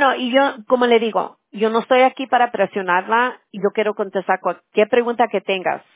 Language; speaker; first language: Spanish; early bilingual, heritage; Spanish